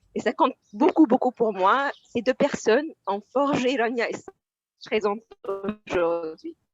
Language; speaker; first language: French; non-native, fluent; Arabic